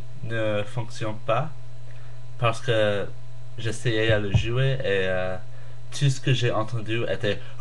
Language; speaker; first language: French; non-native, learner; English